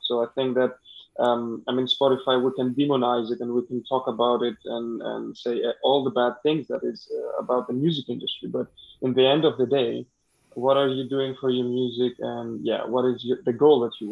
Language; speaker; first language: English; non-native, fluent; Greek